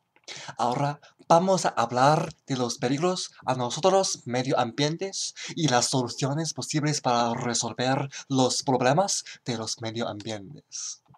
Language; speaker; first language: Spanish; non-native, learner; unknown